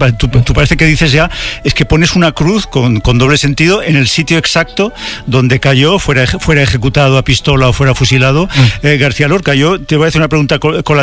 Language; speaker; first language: Spanish; native; Spanish